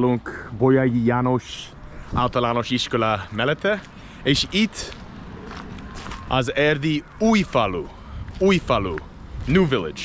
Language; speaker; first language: Hungarian; non-native, learner; English